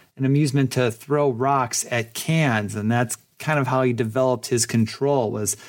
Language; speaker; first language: English; early bilingual, other home language; Polish